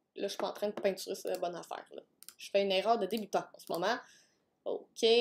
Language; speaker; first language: French; native; French